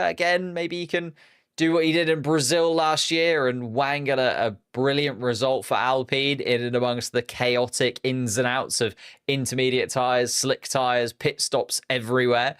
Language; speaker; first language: English; native; English